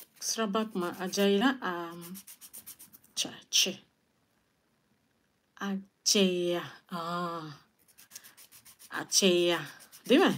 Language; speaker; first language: Turkish; non-native, learner; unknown